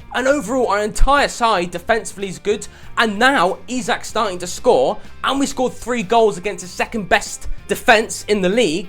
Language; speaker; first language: English; native; English